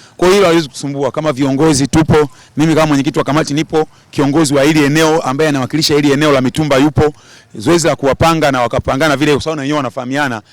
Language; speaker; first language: Swahili; native; Swahili